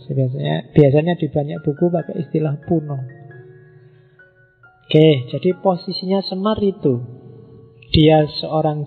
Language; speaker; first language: Indonesian; non-native, local second language; Javanese